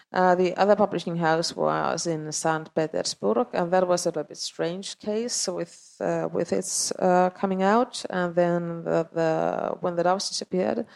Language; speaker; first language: English; non-native, fluent; Finnish